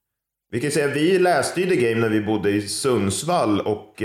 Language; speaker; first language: Swedish; native; Swedish